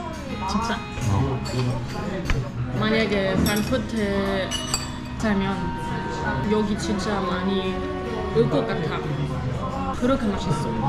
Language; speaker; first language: Korean; non-native, fluent; German